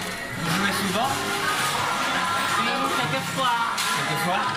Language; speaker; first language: French; native; French